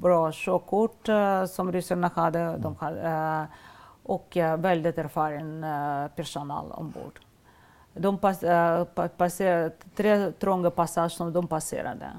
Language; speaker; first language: Swedish; non-native, fluent; Russian